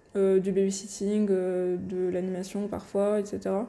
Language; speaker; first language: French; non-native, local second language; Arabic